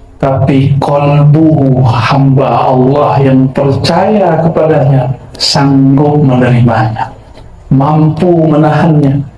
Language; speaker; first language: Malay; non-native, local second language; Minangkabau